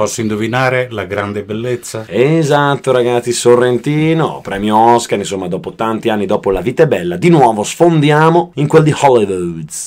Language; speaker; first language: Italian; native; Italian